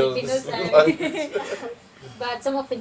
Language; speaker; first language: English; non-native, local second language; Cebuano